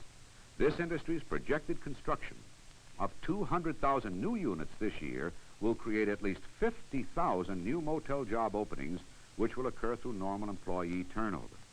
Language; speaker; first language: English; native; English